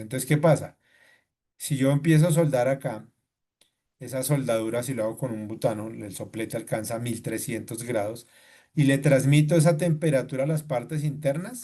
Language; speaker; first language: Spanish; native; Spanish